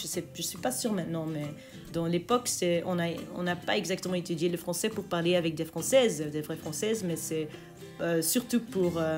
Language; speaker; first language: French; non-native, local second language; Dutch